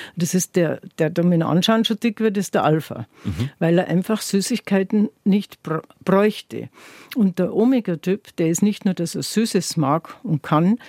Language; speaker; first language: German; native; German